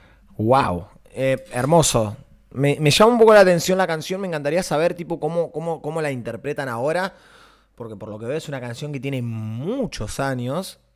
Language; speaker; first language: Spanish; native; Spanish